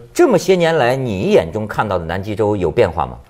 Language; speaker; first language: Chinese; native; Chinese